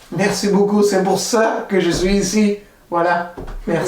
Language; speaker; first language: French; non-native, fluent; Spanish